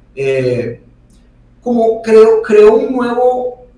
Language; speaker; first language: Spanish; early bilingual, other home language; Portuguese